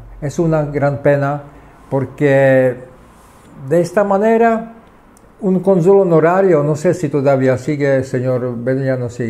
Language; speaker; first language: Spanish; non-native, fluent; Czech